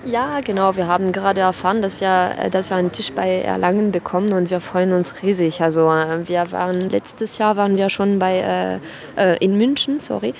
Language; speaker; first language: German; non-native, fluent; French